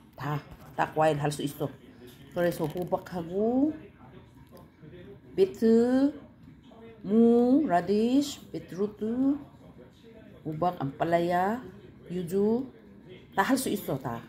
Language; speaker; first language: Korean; non-native, learner; Filipino